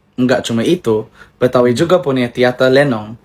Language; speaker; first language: Indonesian; non-native, fluent; English